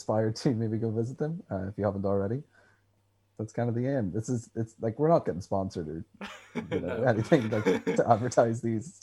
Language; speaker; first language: English; native; English